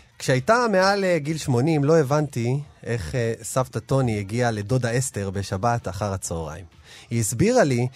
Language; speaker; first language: Hebrew; native; Hebrew